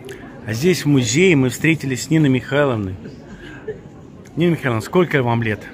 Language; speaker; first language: Russian; native; Russian